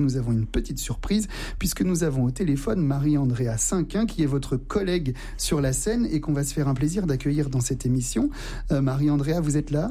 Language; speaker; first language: French; native; French